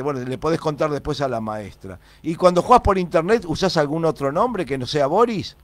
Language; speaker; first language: Spanish; native; Spanish